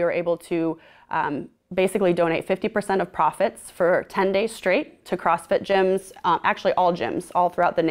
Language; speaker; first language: English; native; English